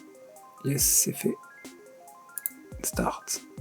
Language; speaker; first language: French; native; French